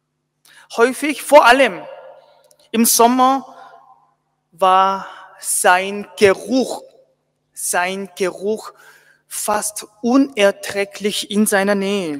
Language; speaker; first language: German; non-native, fluent; Korean